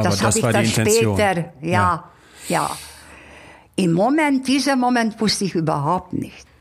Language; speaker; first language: German; non-native, fluent; Hungarian